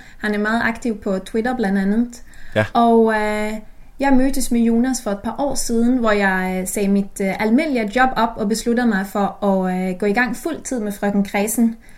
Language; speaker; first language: Danish; native; Danish